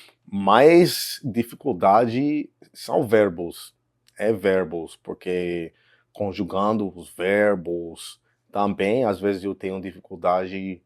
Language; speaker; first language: Portuguese; non-native, fluent; English